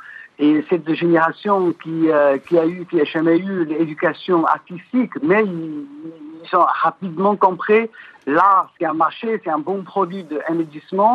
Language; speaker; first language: French; non-native, fluent; Chinese